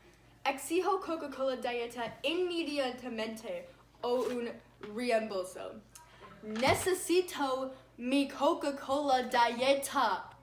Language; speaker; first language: Spanish; non-native, learner; English